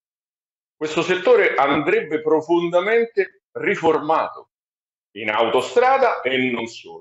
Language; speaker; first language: Italian; native; Italian